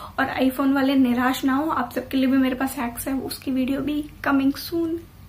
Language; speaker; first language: Hindi; native; Hindi